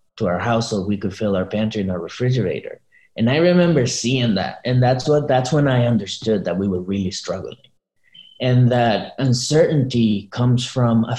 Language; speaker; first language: English; early bilingual, other home language; Spanish